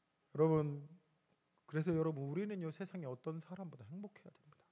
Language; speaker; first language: Korean; native; Korean